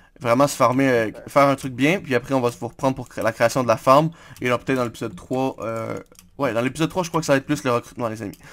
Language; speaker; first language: French; native; French